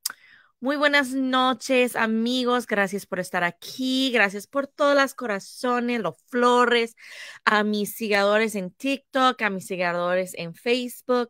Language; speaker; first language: Spanish; non-native, fluent; English